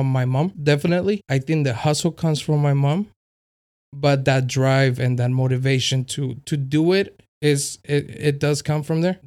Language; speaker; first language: English; non-native, fluent; Spanish